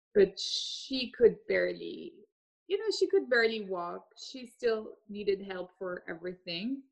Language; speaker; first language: English; early bilingual, other home language; French